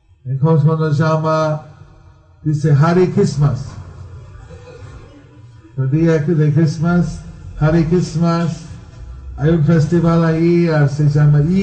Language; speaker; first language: Spanish; non-native, learner; Bangla